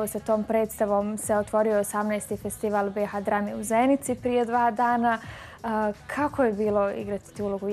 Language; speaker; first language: Croatian; native; Croatian